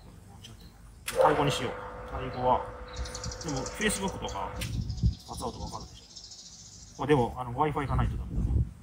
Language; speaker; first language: Japanese; non-native, fluent; Thai